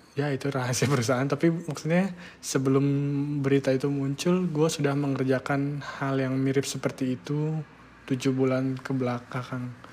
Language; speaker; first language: Indonesian; native; Indonesian